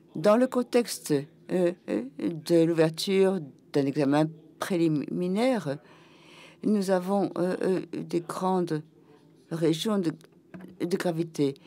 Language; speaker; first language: French; non-native, fluent; German